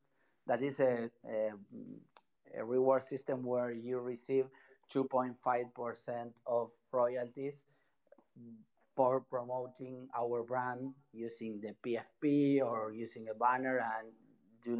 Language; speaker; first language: English; non-native, fluent; Spanish